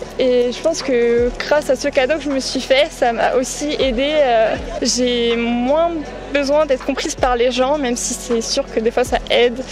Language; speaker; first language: French; native; French